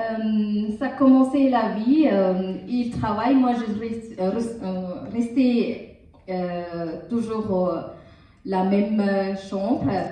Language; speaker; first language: French; non-native, learner; Tamil